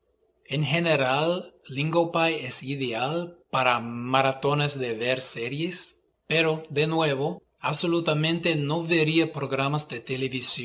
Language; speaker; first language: Spanish; non-native, fluent; English